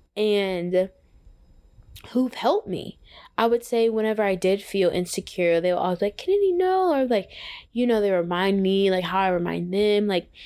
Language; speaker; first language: English; native; English